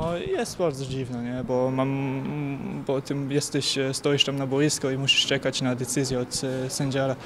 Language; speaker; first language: Polish; early bilingual, heritage; German